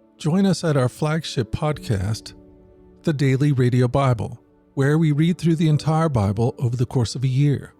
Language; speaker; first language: English; native; English